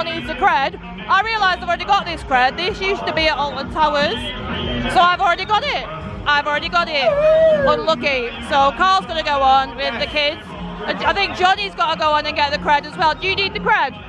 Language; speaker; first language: English; native; English